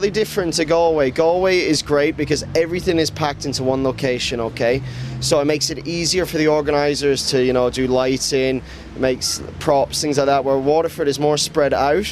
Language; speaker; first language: English; native; English